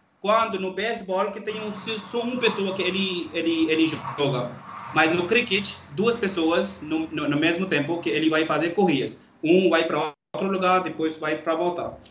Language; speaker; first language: Portuguese; non-native, learner; Urdu